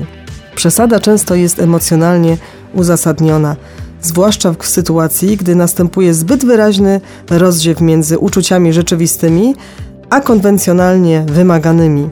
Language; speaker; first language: Polish; native; Polish